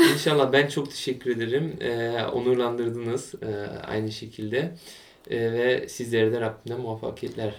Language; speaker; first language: Turkish; early bilingual, heritage; Turkish